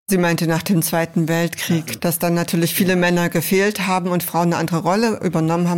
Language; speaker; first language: German; native; German